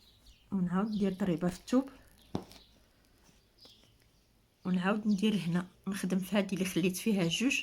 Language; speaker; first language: Arabic; native; Arabic